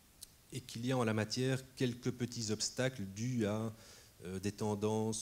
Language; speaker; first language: French; native; French